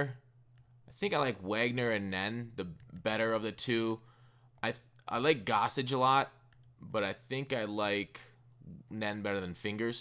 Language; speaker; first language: English; native; English